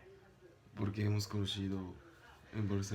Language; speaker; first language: Spanish; non-native, learner; Japanese